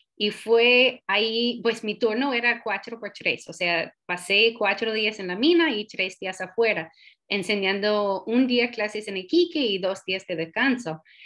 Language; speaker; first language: Spanish; non-native, fluent; English